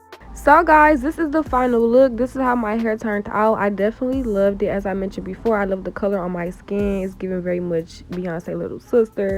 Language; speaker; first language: English; native; English